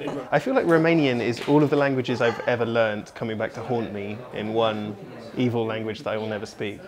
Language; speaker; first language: English; native; English